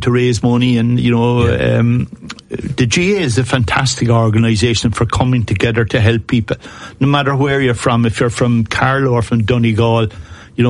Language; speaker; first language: English; native; English